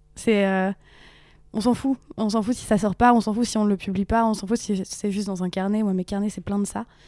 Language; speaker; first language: French; native; French